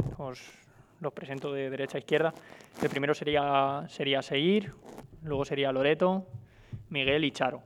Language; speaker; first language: Spanish; native; Spanish